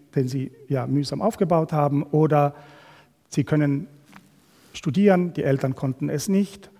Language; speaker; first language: German; non-native, fluent; Spanish